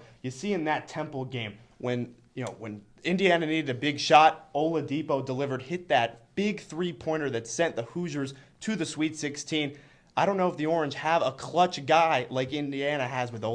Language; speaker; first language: English; native; English